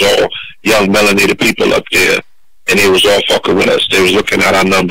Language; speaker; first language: English; native; English